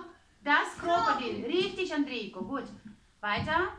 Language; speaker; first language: German; non-native, fluent; Ukrainian